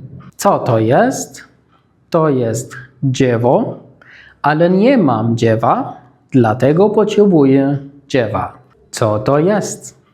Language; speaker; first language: Polish; non-native, fluent; Arabic